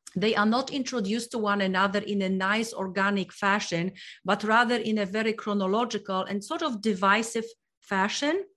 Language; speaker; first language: English; non-native, fluent; Polish